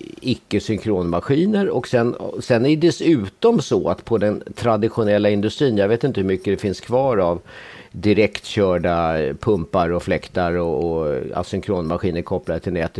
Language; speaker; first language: Swedish; native; Swedish